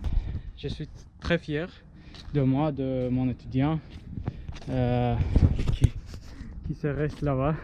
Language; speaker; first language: French; non-native, learner; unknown